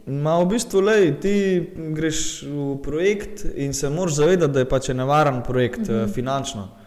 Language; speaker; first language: Slovenian; early bilingual, other home language; Bosnian